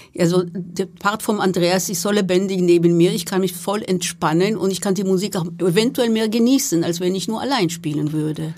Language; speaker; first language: German; non-native, fluent; Hebrew